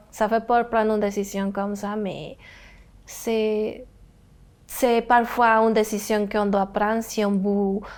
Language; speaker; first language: French; non-native, learner; Spanish